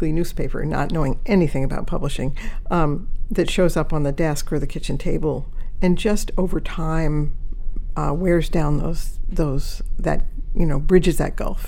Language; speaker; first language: English; native; English